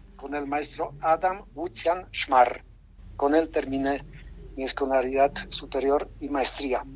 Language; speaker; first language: Spanish; non-native, fluent; Polish